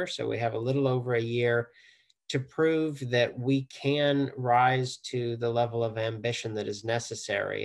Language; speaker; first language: English; native; English